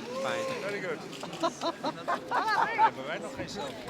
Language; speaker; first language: Dutch; native; Dutch